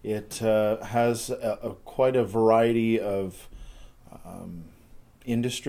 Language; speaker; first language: English; native; English